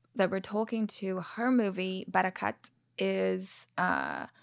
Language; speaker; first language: English; native; English